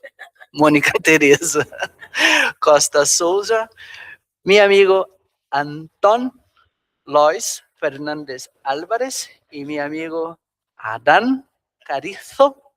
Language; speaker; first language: Spanish; non-native, fluent; Portuguese